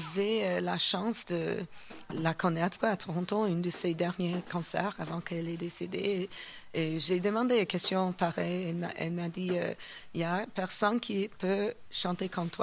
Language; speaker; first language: French; non-native, fluent; English